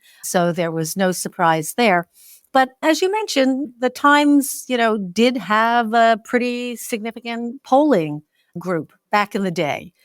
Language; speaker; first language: English; native; English